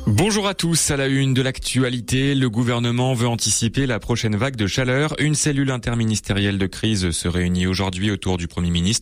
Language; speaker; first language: French; native; French